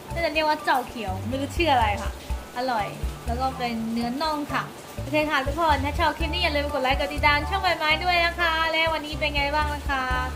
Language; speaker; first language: Thai; non-native, fluent; Chinese